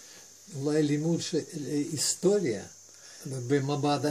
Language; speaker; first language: Hebrew; non-native, fluent; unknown